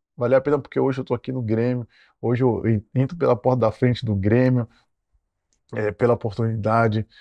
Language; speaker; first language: Portuguese; native; Portuguese